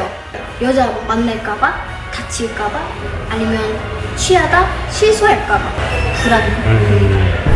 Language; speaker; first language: Korean; non-native, fluent; Indonesian